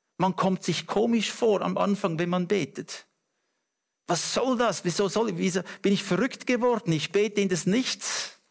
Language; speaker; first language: German; non-native, fluent; English